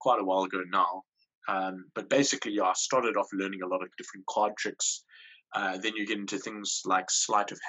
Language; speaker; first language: English; native; English